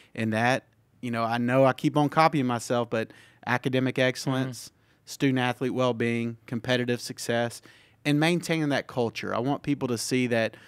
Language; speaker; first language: English; native; English